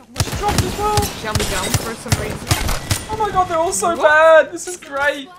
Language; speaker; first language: English; native; English